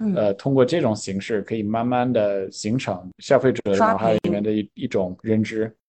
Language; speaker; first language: Chinese; non-native, fluent; English